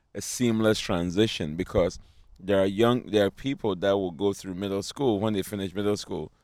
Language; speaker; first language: English; non-native, local second language; Akan